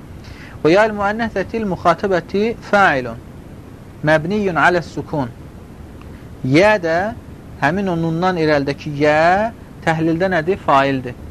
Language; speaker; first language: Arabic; non-native, fluent; Azerbaijani